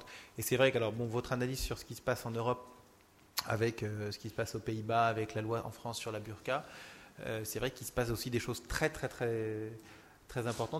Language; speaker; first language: French; native; French